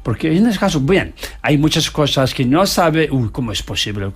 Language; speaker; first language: Spanish; non-native, learner; Tibetan